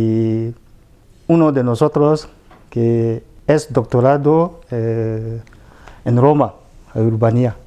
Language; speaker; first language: Spanish; non-native, fluent; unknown